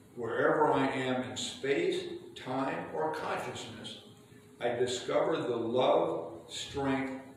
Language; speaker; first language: English; native; English